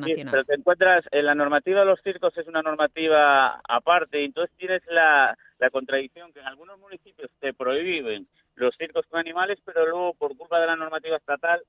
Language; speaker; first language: Spanish; native; Spanish